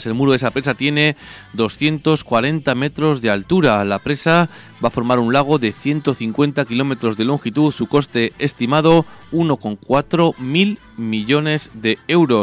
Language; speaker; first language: Spanish; native; Spanish